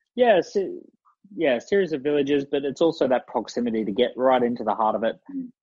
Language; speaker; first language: English; native; English